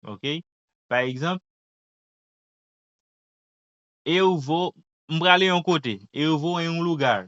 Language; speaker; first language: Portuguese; non-native, fluent; Haitian Creole